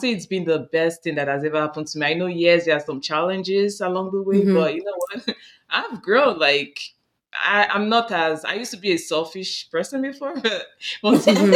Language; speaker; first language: English; non-native, local second language; Yoruba